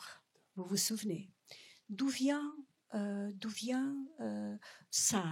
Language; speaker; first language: French; non-native, fluent; Portuguese